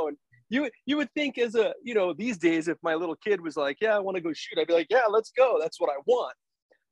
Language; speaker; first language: English; native; English